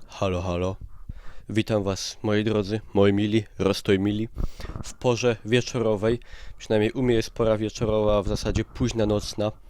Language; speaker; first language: Polish; native; Polish